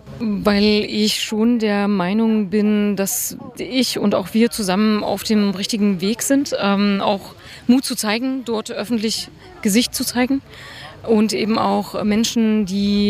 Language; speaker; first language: German; native; German